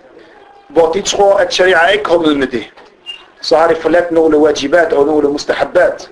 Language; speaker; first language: Danish; early bilingual, other home language; Arabic